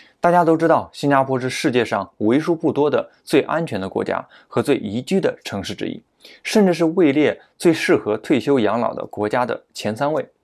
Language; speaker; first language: Chinese; native; Chinese